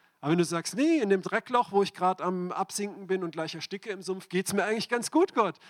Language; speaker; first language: German; native; German